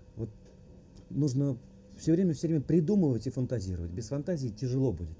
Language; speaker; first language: Russian; native; Russian